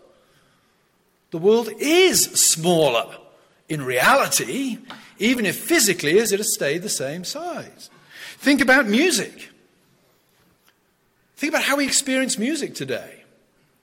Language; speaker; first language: English; native; English